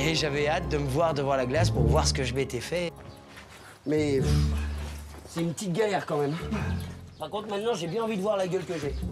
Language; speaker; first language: French; native; French